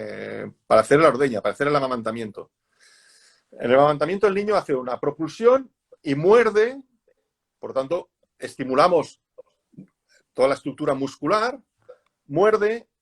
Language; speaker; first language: Spanish; native; Spanish